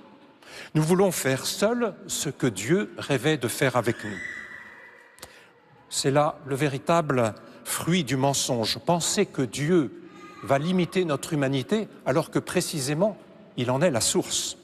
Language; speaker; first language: French; native; French